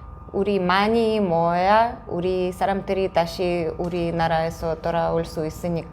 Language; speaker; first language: Korean; non-native, fluent; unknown